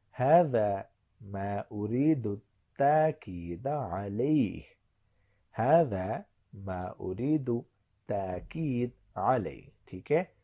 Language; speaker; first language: Arabic; non-native, fluent; Urdu